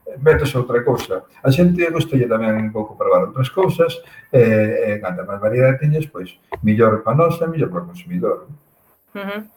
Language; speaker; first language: Galician; native; Galician